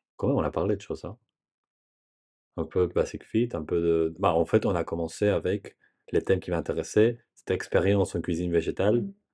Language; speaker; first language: French; non-native, learner; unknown